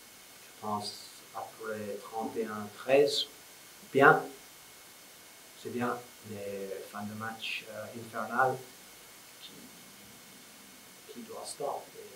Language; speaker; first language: French; non-native, fluent; English